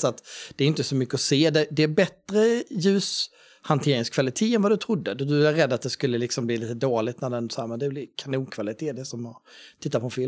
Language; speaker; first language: Swedish; native; Swedish